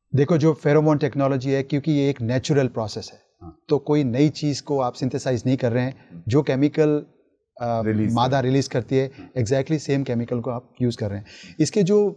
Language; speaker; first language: Hindi; native; Hindi